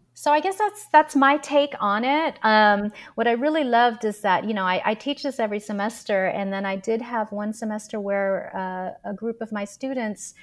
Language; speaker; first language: English; early bilingual, other home language; Filipino